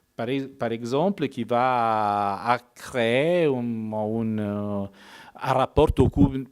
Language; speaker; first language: French; non-native, fluent; Italian